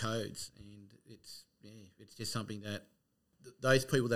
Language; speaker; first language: English; native; English